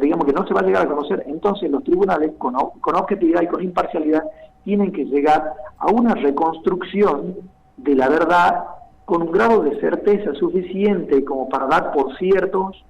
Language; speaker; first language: Spanish; native; Spanish